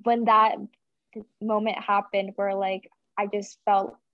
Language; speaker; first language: English; native; English